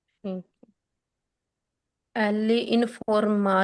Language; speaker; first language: Italian; non-native, learner; Punjabi